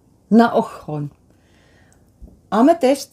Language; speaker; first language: Polish; non-native, learner; Dutch